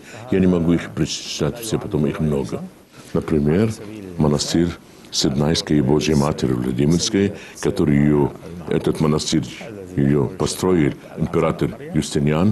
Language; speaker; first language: Russian; non-native, fluent; Arabic